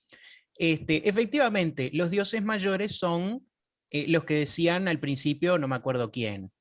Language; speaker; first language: Spanish; native; Spanish